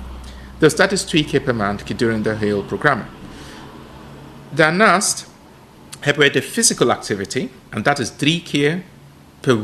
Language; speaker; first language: Dutch; non-native, fluent; English